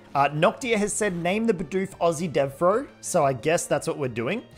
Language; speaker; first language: English; native; English